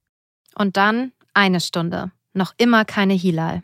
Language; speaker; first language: German; native; German